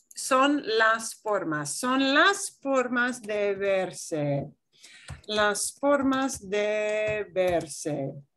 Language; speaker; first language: Spanish; non-native, fluent; English